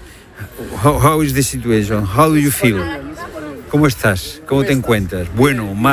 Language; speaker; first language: Spanish; native; Spanish